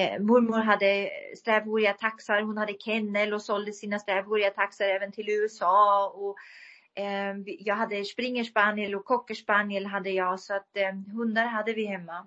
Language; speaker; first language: Swedish; non-native, fluent; German